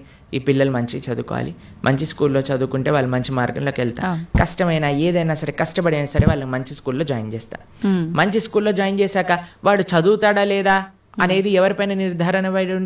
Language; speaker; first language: Telugu; native; Telugu